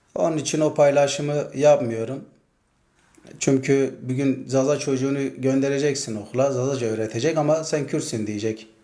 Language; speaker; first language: Turkish; non-native, local second language; Zaza